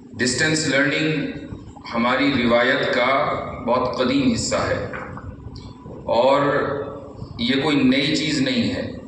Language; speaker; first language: Urdu; native; Urdu